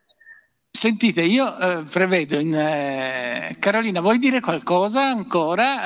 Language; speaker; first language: Italian; native; Italian